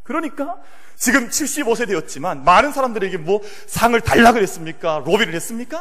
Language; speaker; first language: Korean; native; Korean